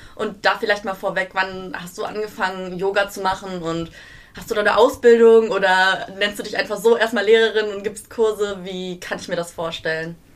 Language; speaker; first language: German; native; German